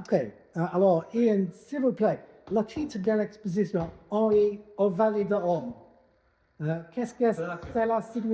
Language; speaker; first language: French; non-native, fluent; English